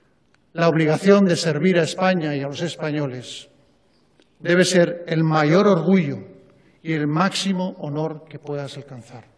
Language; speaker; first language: Spanish; native; Spanish